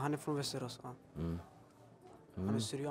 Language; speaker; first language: Swedish; early bilingual, other home language; Albanian